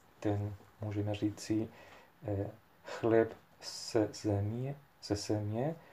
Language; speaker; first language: Czech; non-native, fluent; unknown